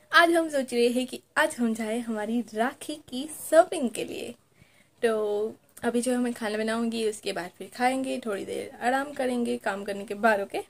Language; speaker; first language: Hindi; non-native, local second language; Gujarati